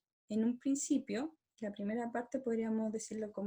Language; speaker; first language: Spanish; native; Spanish